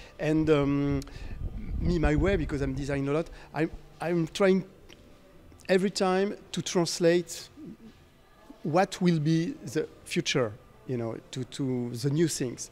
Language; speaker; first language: English; non-native, fluent; French